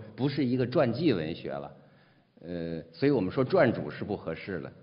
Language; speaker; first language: Chinese; native; Chinese